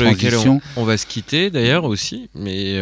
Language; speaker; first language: French; native; French